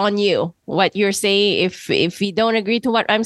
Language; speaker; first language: English; non-native, local second language; Filipino